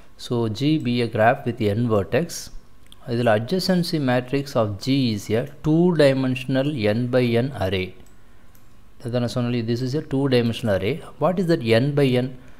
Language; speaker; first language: English; non-native, local second language; Tamil